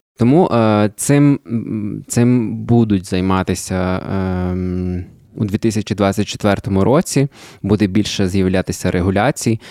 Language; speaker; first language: Ukrainian; native; Ukrainian